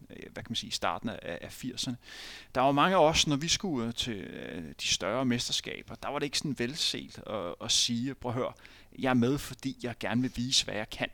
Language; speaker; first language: Danish; native; Danish